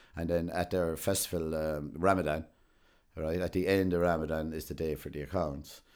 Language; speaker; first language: English; native; English